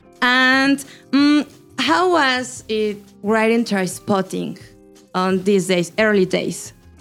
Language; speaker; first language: English; non-native, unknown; Spanish